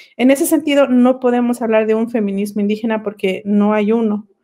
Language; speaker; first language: Spanish; non-native, local second language; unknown